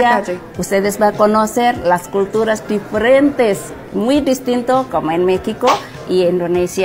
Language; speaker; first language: Spanish; non-native, learner; Indonesian